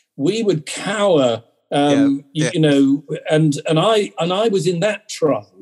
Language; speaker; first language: English; native; English